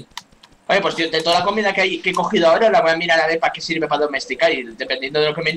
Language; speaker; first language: Spanish; native; Spanish